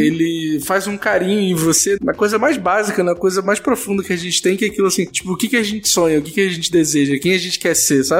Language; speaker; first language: Portuguese; native; Portuguese